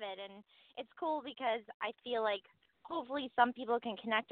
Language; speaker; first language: English; native; English